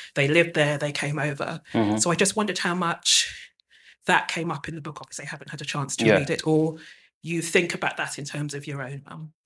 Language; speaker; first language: English; early bilingual, other home language; Akan